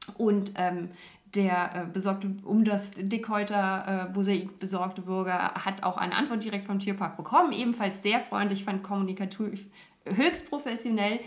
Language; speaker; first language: German; native; German